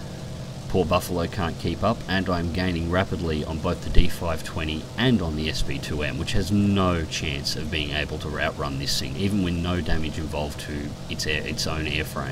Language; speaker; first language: English; native; English